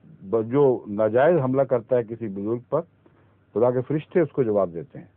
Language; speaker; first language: Urdu; native; Urdu